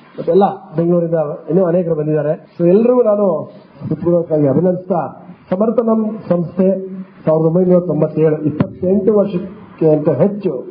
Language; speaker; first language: Kannada; native; Kannada